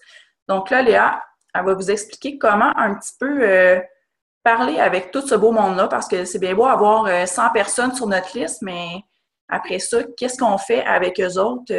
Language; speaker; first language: French; native; French